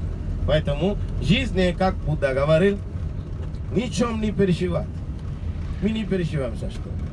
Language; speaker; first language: Russian; non-native, learner; Sinhala